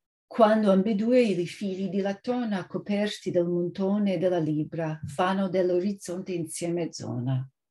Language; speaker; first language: Italian; non-native, fluent; English